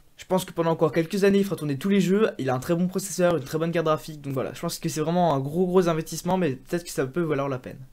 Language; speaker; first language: French; native; French